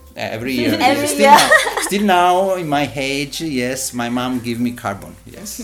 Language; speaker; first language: English; non-native, learner; Italian